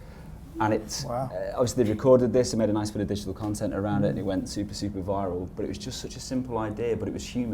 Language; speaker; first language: English; native; English